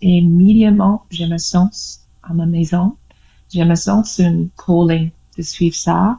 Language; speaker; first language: French; non-native, learner; English